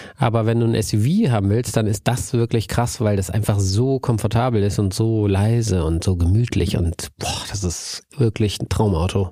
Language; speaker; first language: German; native; German